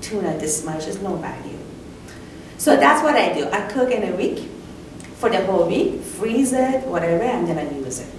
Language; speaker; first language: English; non-native, fluent; Persian